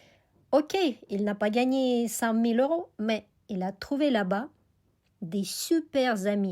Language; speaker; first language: French; non-native, fluent; Russian